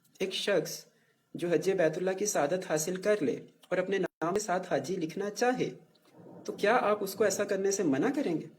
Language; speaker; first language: Urdu; non-native, local second language; Punjabi